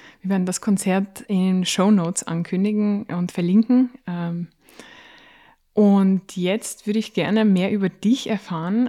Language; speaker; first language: German; native; German